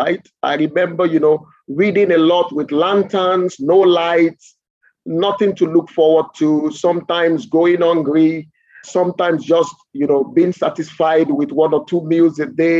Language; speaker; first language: English; non-native, local second language; Yoruba